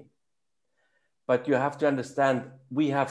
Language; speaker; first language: English; non-native, fluent; German